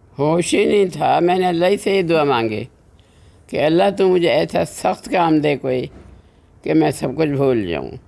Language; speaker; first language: Urdu; native; Urdu